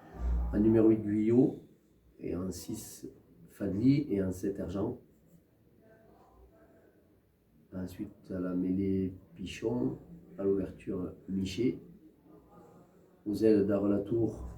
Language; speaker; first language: French; native; French